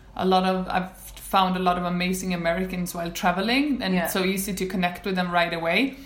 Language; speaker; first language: English; non-native, fluent; Swedish